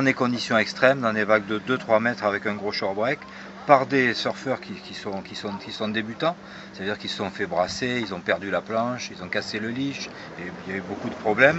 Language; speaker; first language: French; native; French